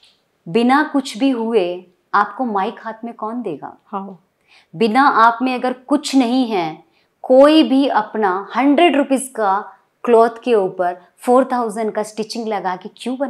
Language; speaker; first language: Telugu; non-native, local second language; Hindi